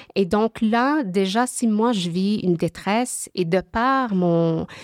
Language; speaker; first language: French; early bilingual, other home language; Vietnamese